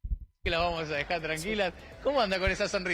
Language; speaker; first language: Spanish; native; Spanish